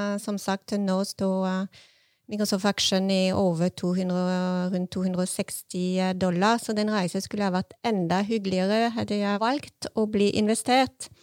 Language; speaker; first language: Norwegian; non-native, fluent; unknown